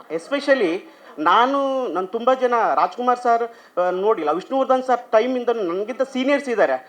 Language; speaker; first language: Kannada; native; Kannada